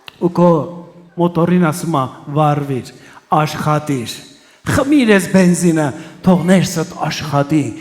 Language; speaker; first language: Armenian; early bilingual, heritage; Armenian